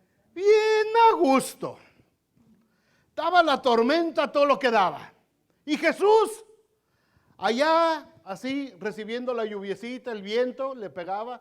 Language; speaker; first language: Spanish; native; Spanish